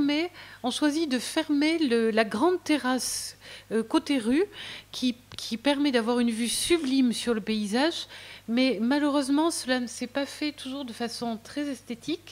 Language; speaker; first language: French; native; French